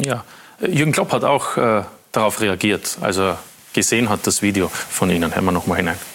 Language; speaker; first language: German; native; German